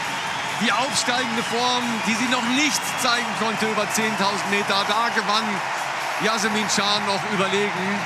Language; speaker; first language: German; native; German